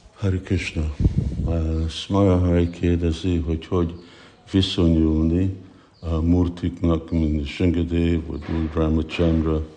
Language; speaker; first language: Hungarian; early bilingual, heritage; Hungarian